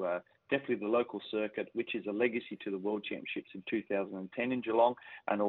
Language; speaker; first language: English; native; English